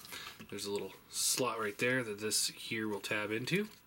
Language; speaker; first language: English; native; English